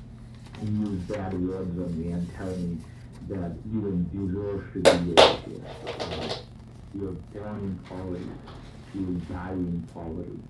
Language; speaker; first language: English; non-native, local second language; Bangla